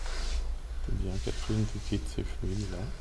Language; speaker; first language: French; native; French